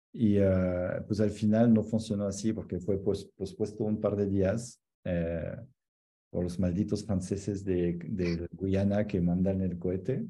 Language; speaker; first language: Spanish; non-native, fluent; French